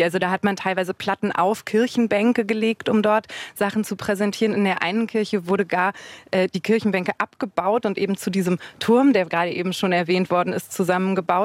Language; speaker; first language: German; native; German